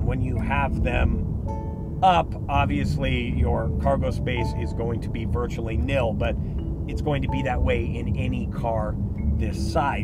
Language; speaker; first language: English; native; English